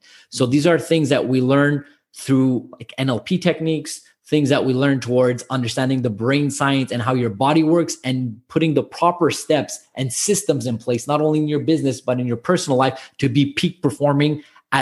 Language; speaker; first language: English; native; English